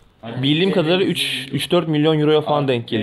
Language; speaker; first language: Turkish; native; Turkish